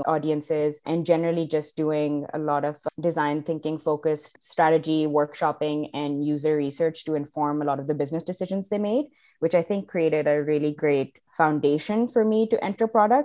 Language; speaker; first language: English; non-native, local second language; Urdu